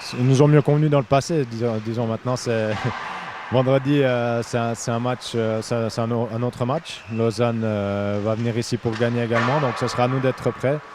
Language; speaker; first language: French; native; French